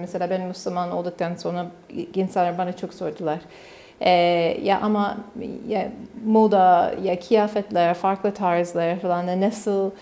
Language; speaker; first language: Turkish; non-native, learner; English